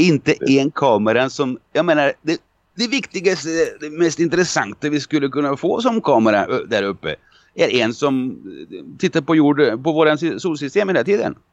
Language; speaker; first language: Swedish; non-native, fluent; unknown